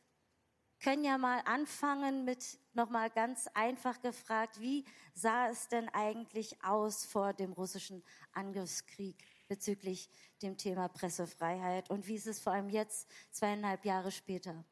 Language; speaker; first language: German; native; German